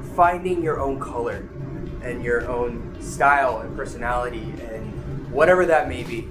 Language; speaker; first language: English; native; English